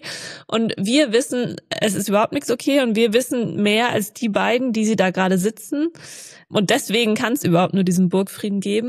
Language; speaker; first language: German; native; German